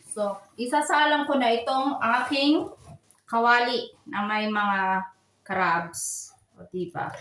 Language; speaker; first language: Filipino; native; Filipino